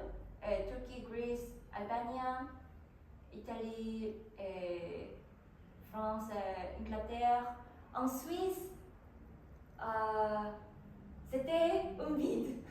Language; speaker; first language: French; non-native, learner; Korean